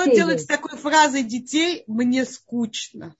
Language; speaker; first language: Russian; native; Russian